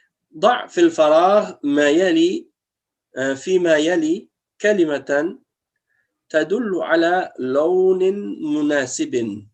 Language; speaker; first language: Arabic; non-native, fluent; French